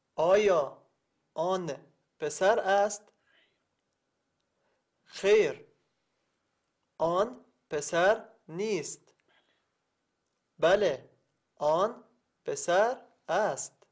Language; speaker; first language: Persian; non-native, learner; Arabic